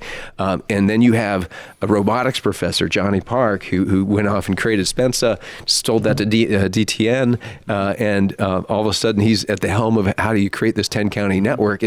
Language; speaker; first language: English; native; English